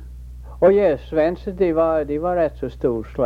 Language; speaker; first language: Swedish; early bilingual, heritage; Swedish